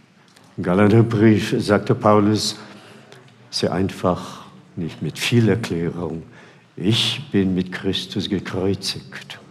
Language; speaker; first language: German; non-native, fluent; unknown